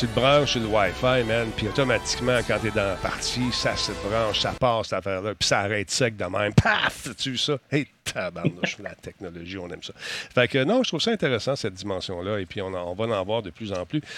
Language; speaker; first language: French; native; French